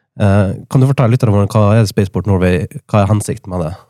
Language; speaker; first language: Norwegian; native; Norwegian